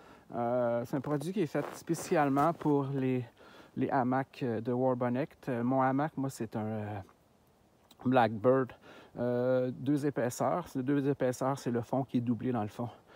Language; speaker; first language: French; native; French